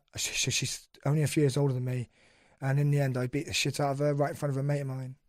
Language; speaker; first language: English; native; English